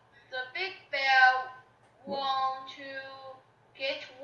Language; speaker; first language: English; non-native, learner; Chinese